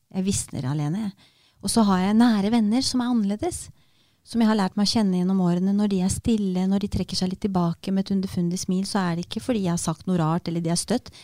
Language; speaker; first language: Norwegian; early bilingual, other home language; Romanian